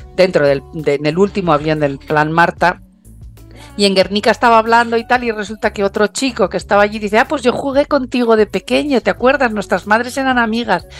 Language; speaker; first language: Spanish; native; Spanish